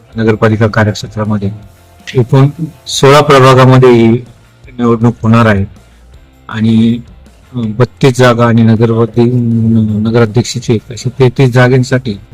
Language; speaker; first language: Marathi; native; Marathi